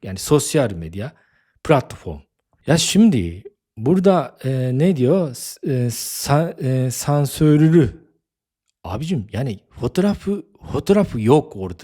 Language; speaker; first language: Turkish; non-native, fluent; Japanese